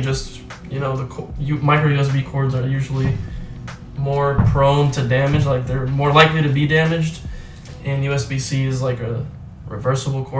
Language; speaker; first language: English; native; English